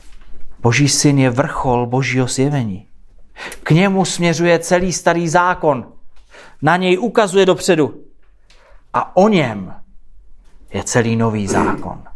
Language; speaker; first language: Czech; native; Czech